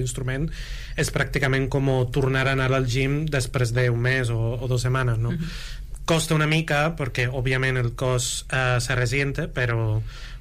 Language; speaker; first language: Catalan; non-native, local second language; Spanish